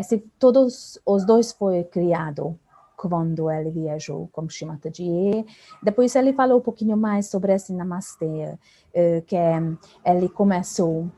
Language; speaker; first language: Portuguese; non-native, fluent; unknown